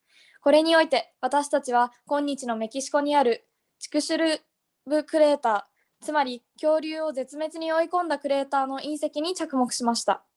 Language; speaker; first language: Japanese; native; Japanese